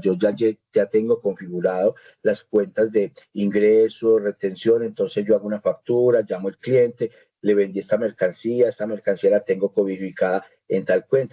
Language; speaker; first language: Spanish; native; Spanish